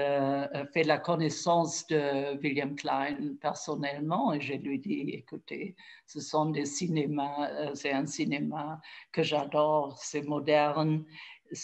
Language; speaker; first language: French; non-native, fluent; German